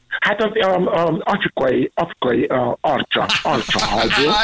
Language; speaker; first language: Hungarian; non-native, learner; Yoruba